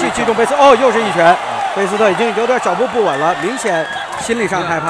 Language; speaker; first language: Chinese; native; Chinese